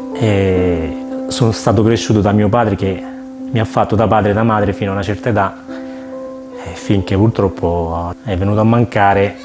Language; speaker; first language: Italian; early bilingual, other home language; Spanish